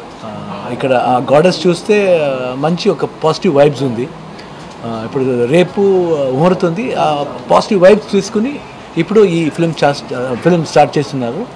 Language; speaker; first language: Telugu; non-native, learner; Kannada